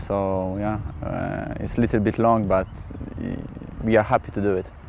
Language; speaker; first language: English; non-native, fluent; Polish